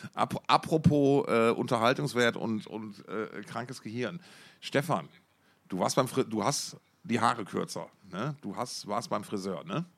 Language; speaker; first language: German; native; German